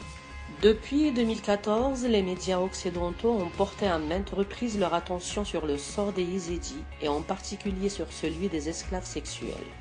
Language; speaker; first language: French; native; French